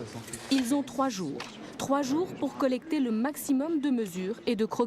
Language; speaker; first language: French; native; French